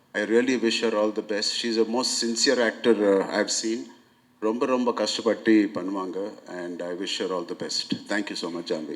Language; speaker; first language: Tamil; non-native, local second language; Telugu